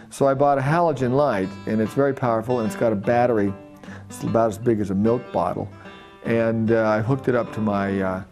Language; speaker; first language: English; native; English